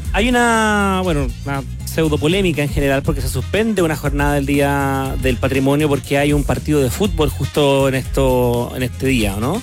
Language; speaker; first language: Spanish; native; Spanish